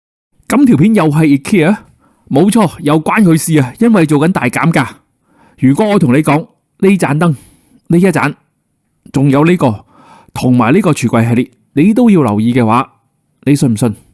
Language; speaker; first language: Cantonese; native; Cantonese